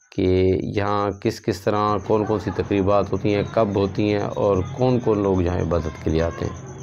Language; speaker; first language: Urdu; non-native, local second language; Punjabi